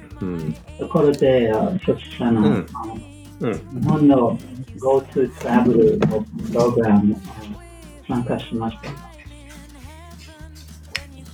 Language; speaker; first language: Japanese; non-native, learner; English